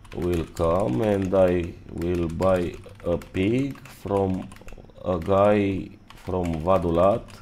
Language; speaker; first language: English; non-native, learner; Romanian